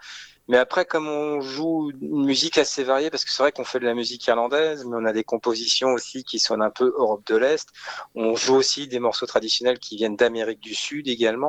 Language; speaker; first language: French; native; French